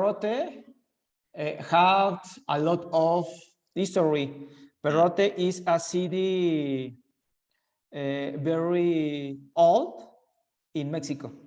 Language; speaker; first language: English; non-native, learner; Spanish